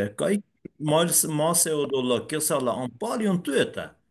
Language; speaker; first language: Finnish; non-native, learner; Persian